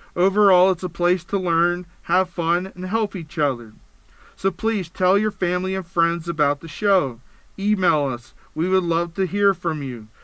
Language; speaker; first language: English; native; English